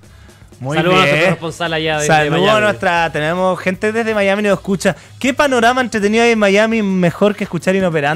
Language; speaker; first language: Spanish; native; Spanish